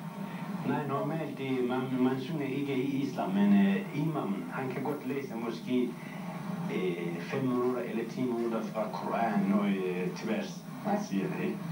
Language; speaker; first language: Danish; non-native, learner; Turkish